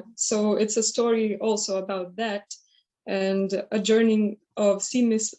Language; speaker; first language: English; non-native, fluent; Lithuanian